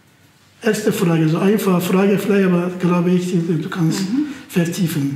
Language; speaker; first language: German; non-native, fluent; Turkish